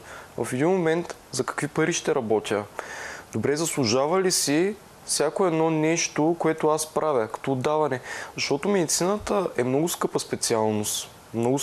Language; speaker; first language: Bulgarian; native; Bulgarian